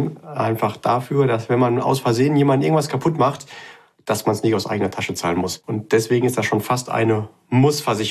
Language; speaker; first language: German; native; German